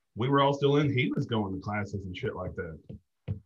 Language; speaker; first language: English; native; English